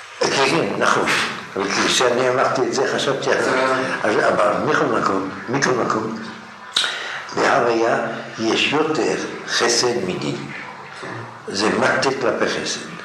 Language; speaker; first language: Hebrew; non-native, fluent; French